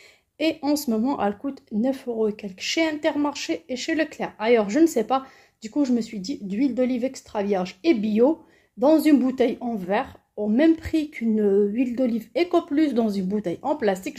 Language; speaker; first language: French; native; French